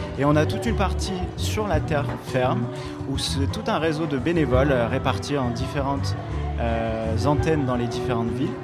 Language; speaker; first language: French; native; French